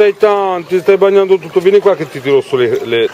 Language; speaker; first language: Italian; native; Italian